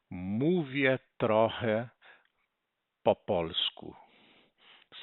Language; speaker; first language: Polish; non-native, learner; Portuguese